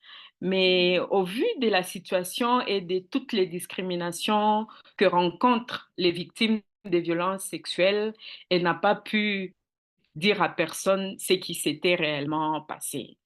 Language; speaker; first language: French; non-native, local second language; Swahili